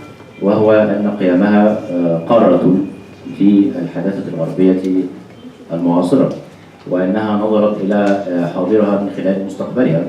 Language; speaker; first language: Arabic; native; Arabic